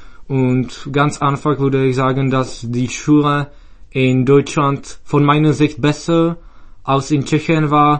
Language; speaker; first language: German; non-native, fluent; Czech